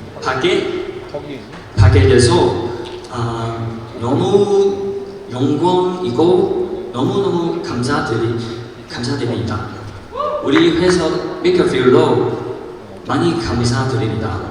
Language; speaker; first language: Korean; non-native, learner; Cantonese